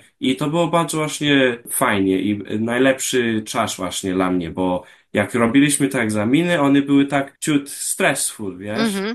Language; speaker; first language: Polish; early bilingual, heritage; English